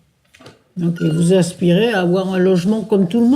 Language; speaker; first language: French; native; French